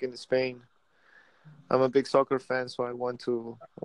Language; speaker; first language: English; early bilingual, other home language; Spanish